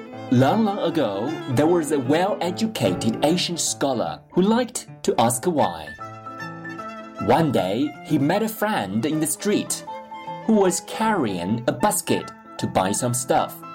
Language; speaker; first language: English; non-native, fluent; Chinese